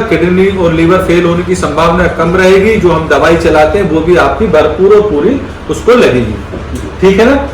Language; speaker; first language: Hindi; native; Hindi